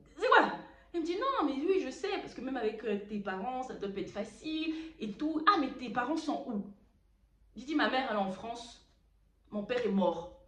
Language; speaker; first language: French; early bilingual, other home language; Lingala